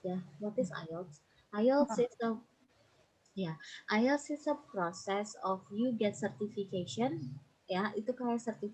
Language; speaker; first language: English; non-native, fluent; Indonesian